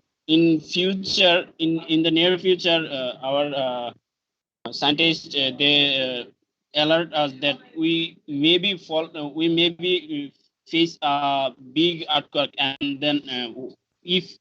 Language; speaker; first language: English; non-native, learner; Bangla